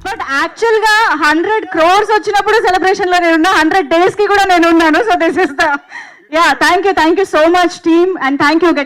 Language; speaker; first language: Telugu; native; Telugu